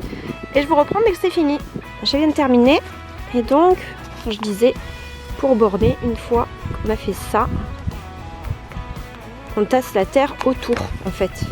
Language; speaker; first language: French; native; French